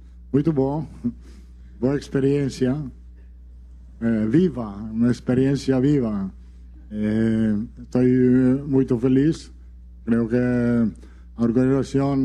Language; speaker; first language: Portuguese; non-native, learner; Italian